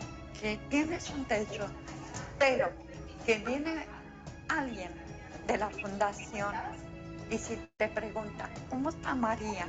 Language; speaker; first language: Spanish; non-native, fluent; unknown